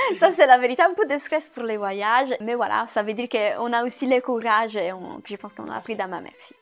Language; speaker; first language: French; non-native, fluent; Italian